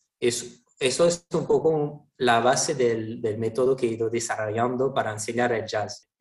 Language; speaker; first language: Spanish; non-native, fluent; French